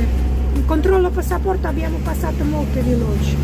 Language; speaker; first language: Italian; non-native, learner; Russian